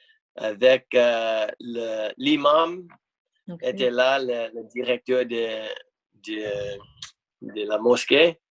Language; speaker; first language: French; non-native, fluent; English